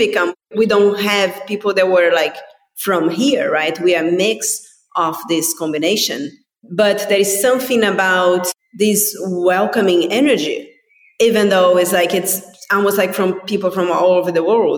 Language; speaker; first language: English; non-native, fluent; Portuguese